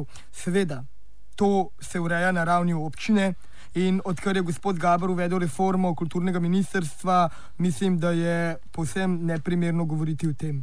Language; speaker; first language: Slovenian; native; Slovenian